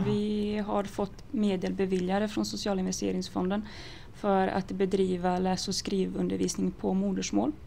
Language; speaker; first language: Swedish; early bilingual, other home language; Croatian